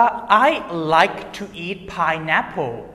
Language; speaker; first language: English; non-native, learner; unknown